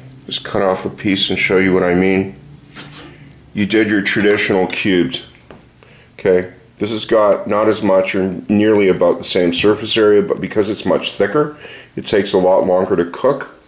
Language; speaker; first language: English; native; English